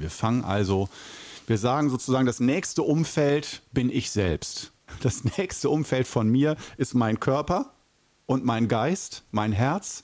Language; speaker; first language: German; native; German